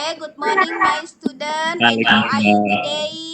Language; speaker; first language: English; non-native, learner; Indonesian